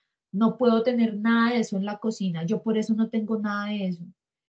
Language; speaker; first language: Spanish; native; Spanish